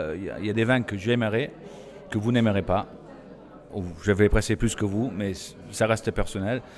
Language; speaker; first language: French; non-native, fluent; English